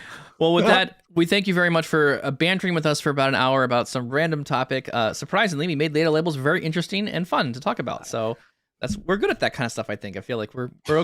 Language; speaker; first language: English; native; English